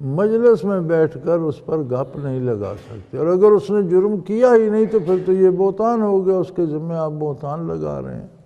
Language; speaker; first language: Urdu; non-native, local second language; Punjabi